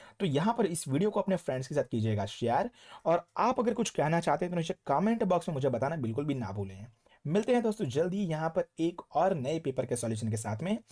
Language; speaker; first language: Hindi; non-native, local second language; Gujarati